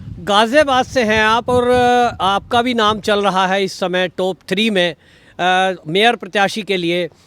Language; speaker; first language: Hindi; native; Hindi